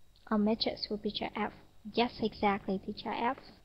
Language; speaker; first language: English; non-native, fluent; Vietnamese